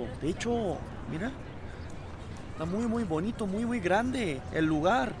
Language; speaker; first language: Spanish; non-native, fluent; Korean